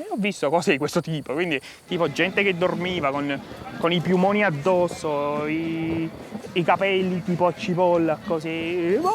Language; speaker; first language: Italian; native; Italian